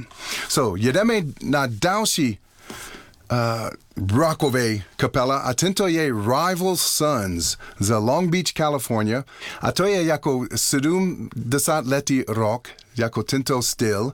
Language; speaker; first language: Czech; non-native, learner; English